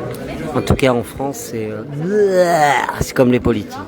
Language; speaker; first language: French; native; French